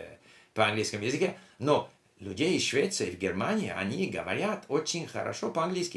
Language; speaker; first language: Russian; non-native, learner; English